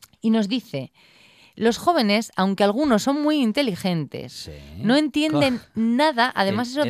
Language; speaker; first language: Spanish; native; Spanish